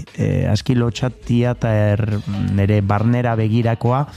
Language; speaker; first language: Basque; non-native, local second language; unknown